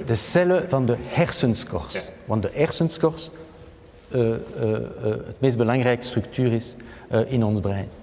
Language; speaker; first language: Dutch; non-native, local second language; French